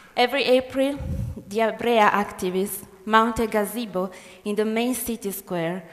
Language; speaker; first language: English; non-native, fluent; Italian